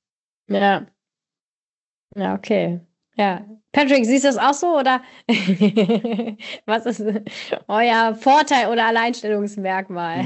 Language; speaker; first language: German; native; German